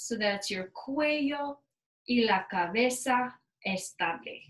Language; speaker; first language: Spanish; non-native, learner; English